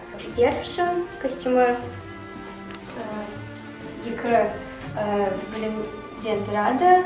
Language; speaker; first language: Kazakh; non-native, local second language; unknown